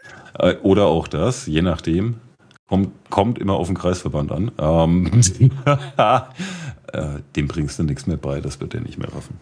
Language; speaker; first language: German; native; German